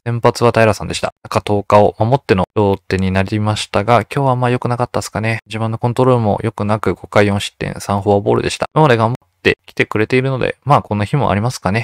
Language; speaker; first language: Japanese; native; Japanese